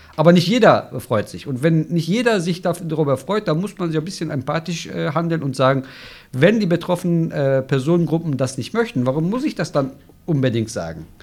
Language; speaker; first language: German; non-native, fluent; Turkish